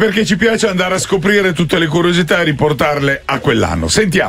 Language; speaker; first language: Italian; native; Italian